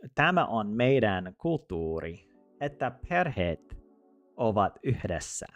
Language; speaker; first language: Finnish; non-native, learner; English